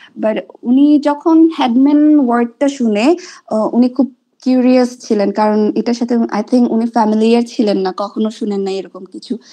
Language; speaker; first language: Bangla; non-native, local second language; Marma